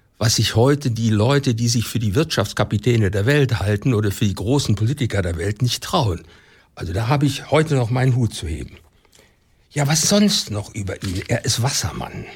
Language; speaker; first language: German; native; German